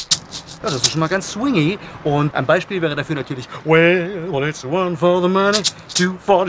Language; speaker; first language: German; native; German